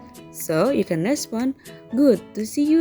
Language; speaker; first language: English; non-native, learner; Indonesian